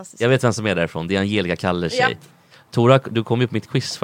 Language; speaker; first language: Swedish; native; Swedish